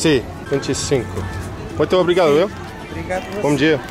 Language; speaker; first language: Portuguese; non-native, learner; English